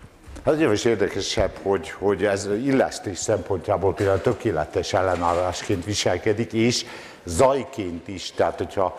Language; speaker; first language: Hungarian; native; Hungarian